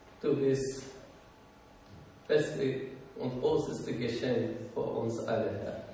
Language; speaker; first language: German; non-native, learner; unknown